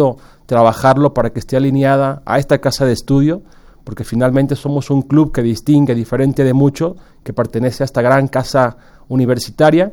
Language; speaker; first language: Spanish; native; Spanish